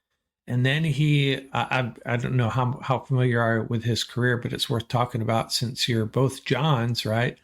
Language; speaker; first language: English; native; English